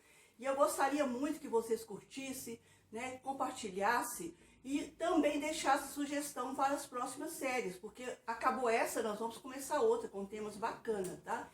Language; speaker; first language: Portuguese; native; Portuguese